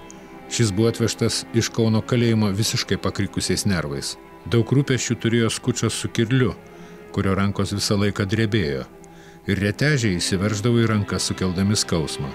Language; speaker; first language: Lithuanian; native; Lithuanian